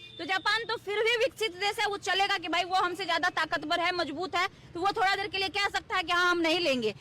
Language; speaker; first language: Hindi; native; Hindi